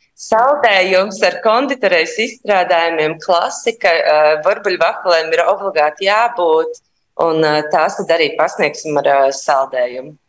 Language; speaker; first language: Latvian; native; Latvian